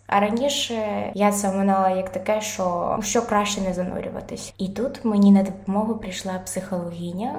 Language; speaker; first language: Ukrainian; non-native, local second language; Russian